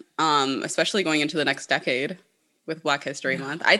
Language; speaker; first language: English; native; English